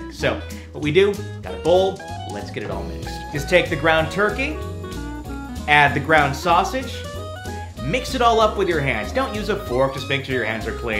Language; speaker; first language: English; native; English